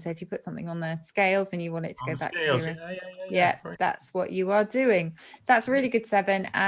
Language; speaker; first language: English; native; English